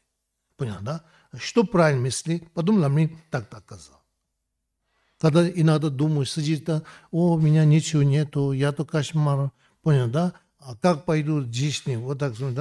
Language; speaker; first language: Russian; non-native, learner; Tibetan